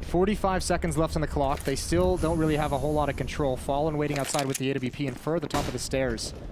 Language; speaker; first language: English; native; English